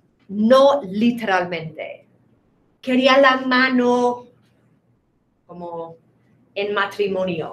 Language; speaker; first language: Spanish; non-native, fluent; English